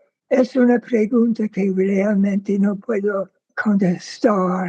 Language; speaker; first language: Spanish; non-native, fluent; English